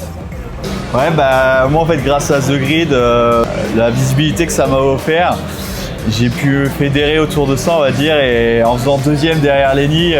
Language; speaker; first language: French; native; French